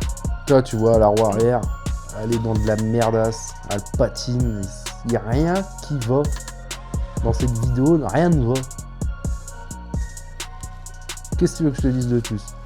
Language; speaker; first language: French; native; French